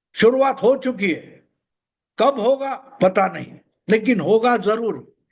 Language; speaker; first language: Hindi; non-native, local second language; Marathi